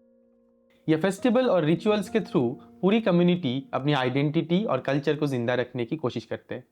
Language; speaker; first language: Hindi; native; Hindi